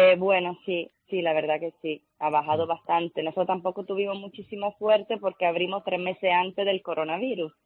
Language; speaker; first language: Spanish; non-native, fluent; Italian